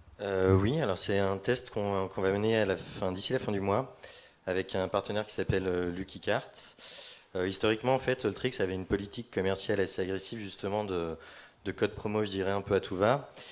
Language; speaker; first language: French; native; French